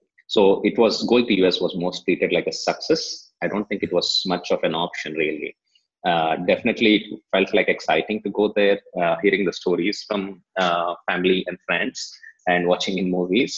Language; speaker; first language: English; non-native, local second language; Telugu